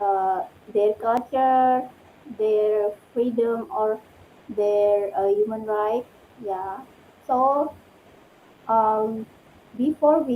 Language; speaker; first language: English; non-native, learner; Indonesian